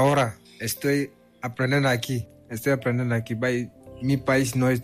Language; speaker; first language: Spanish; non-native, learner; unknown